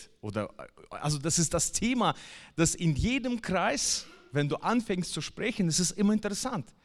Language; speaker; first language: German; non-native, fluent; Russian